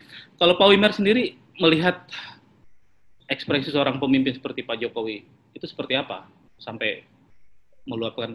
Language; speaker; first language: Indonesian; native; Indonesian